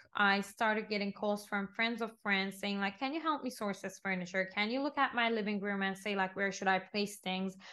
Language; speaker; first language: English; non-native, fluent; Turkish